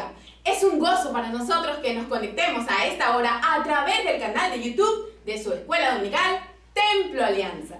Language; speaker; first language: Spanish; native; Spanish